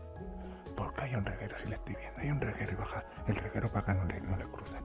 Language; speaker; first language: Spanish; native; Spanish